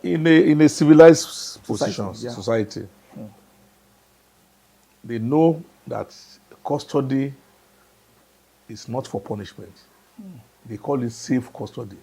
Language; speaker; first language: English; non-native, local second language; Yoruba